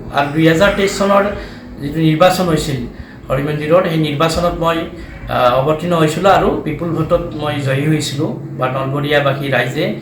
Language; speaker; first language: Assamese; native; Assamese